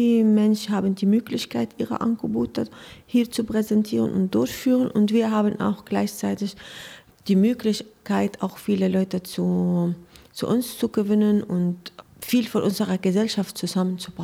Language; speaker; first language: German; non-native, learner; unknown